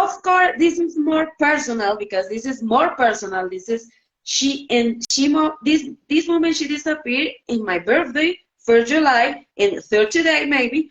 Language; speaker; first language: English; non-native, learner; Spanish